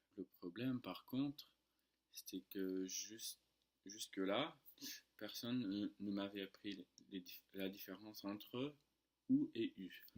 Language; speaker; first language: French; non-native, fluent; English